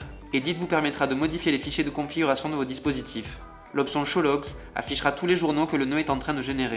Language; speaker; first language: French; native; French